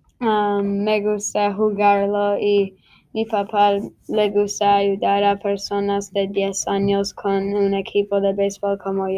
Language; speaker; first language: Spanish; non-native, learner; English